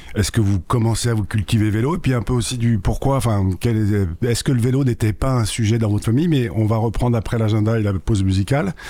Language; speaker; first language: French; native; French